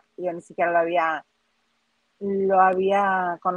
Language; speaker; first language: Spanish; native; Spanish